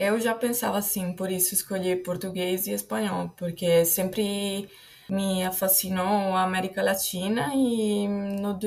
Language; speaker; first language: Portuguese; non-native, fluent; Italian